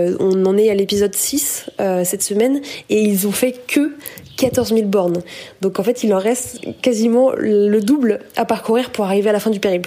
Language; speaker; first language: French; native; French